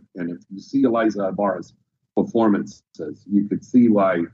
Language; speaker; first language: English; native; English